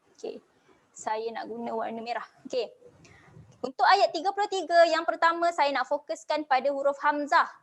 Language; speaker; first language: Malay; native; Malay